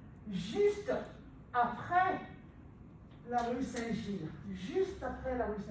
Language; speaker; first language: French; non-native, fluent; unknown